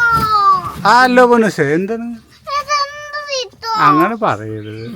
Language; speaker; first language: Malayalam; native; Malayalam